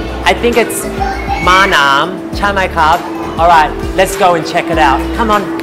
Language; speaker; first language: English; native; English